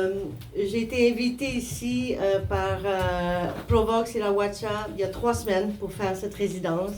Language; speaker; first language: French; non-native, fluent; Spanish